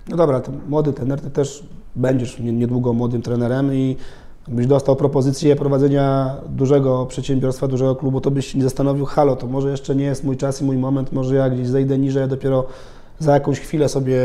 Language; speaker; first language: Polish; native; Polish